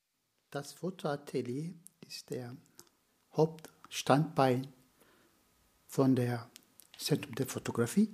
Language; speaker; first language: German; non-native, fluent; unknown